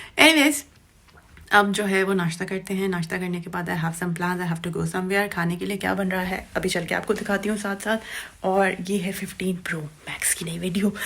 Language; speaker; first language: Urdu; native; Urdu